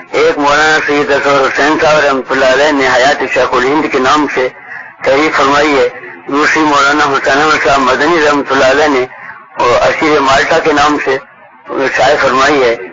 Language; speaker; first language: Urdu; native; Urdu